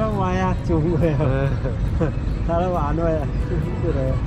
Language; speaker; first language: Korean; non-native, learner; Hindi